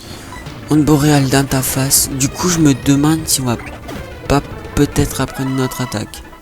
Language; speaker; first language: French; native; French